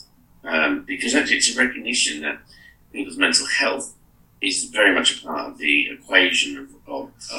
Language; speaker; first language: English; native; English